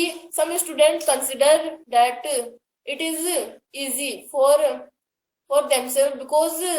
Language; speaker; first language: English; non-native, learner; Hindi